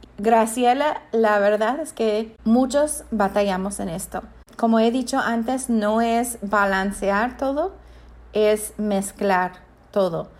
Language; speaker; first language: Spanish; non-native, fluent; English